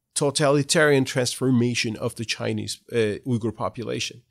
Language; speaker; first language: English; non-native, fluent; Turkish